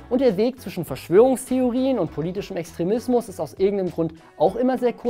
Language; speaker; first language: German; native; German